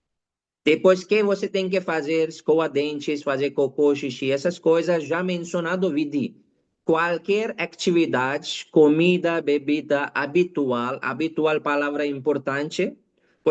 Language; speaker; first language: Portuguese; non-native, learner; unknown